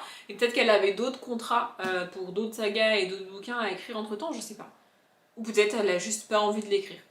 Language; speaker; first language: French; native; French